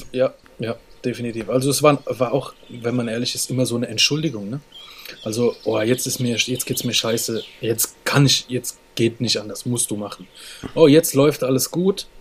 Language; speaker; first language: German; native; German